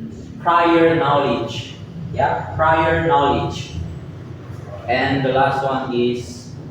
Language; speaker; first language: English; non-native, fluent; Indonesian